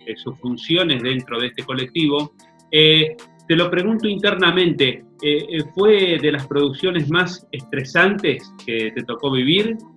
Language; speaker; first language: Spanish; native; Spanish